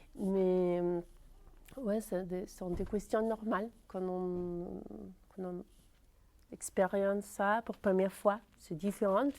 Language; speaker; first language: French; non-native, fluent; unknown